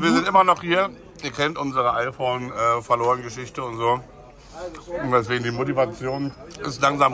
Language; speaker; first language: German; native; German